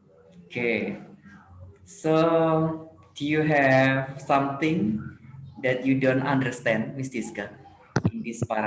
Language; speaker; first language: English; non-native, fluent; Indonesian